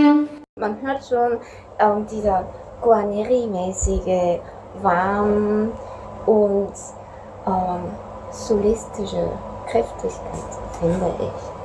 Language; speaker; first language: German; non-native, fluent; Korean